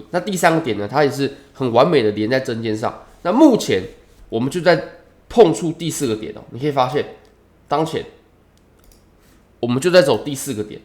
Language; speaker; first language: Chinese; native; Chinese